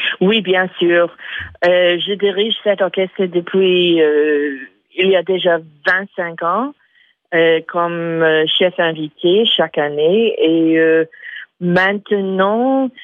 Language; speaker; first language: French; non-native, fluent; English